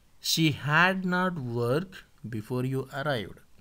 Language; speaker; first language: English; non-native, local second language; Telugu